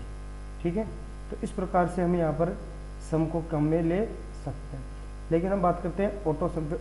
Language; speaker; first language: Hindi; native; Hindi